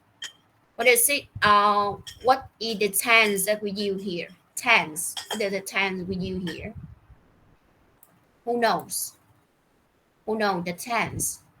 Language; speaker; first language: English; non-native, fluent; Vietnamese